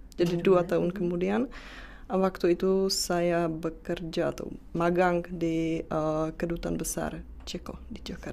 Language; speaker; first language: Indonesian; non-native, fluent; Czech